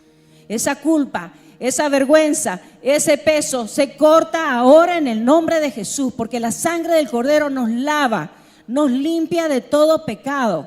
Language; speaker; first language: Spanish; native; Spanish